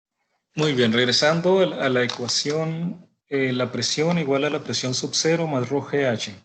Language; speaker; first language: Spanish; native; Spanish